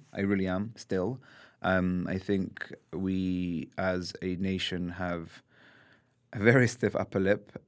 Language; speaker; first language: English; native; English